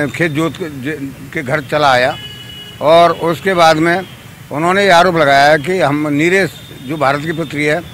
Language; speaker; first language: Hindi; native; Hindi